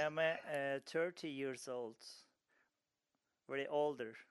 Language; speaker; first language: English; non-native, learner; Turkish